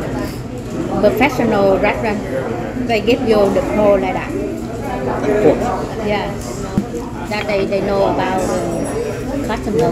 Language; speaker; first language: English; non-native, learner; Vietnamese